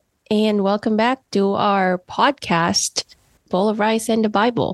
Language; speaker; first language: English; non-native, local second language; Filipino